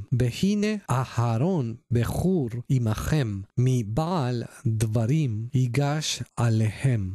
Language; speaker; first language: Hebrew; non-native, learner; Spanish